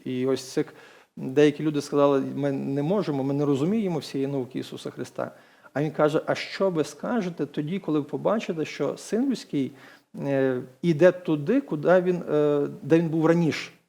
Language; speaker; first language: Ukrainian; native; Ukrainian